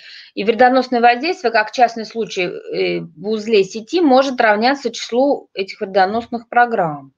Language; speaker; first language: Russian; native; Russian